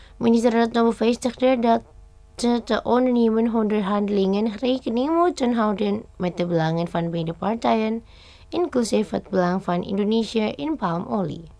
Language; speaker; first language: Dutch; non-native, fluent; Indonesian